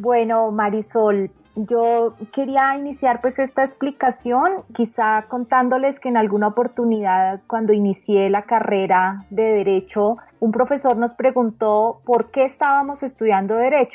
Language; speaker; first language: Spanish; native; Spanish